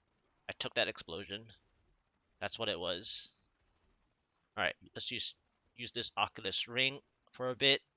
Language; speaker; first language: English; native; English